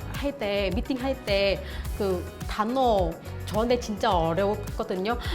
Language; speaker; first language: Korean; non-native, learner; Vietnamese